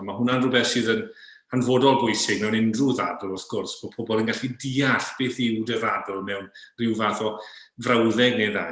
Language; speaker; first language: Welsh; native; Welsh